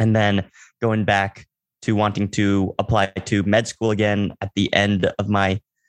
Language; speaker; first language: English; native; English